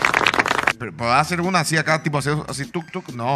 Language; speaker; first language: Spanish; native; Spanish